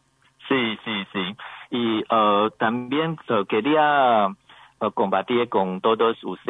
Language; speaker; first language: Spanish; non-native, learner; Chinese